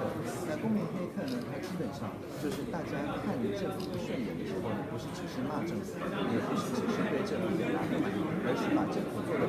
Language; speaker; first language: Chinese; native; Chinese